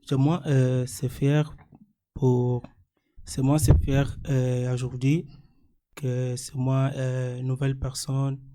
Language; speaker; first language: French; non-native, learner; Portuguese